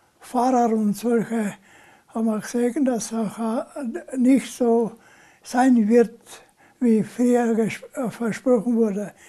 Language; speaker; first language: German; non-native, local second language; Slovenian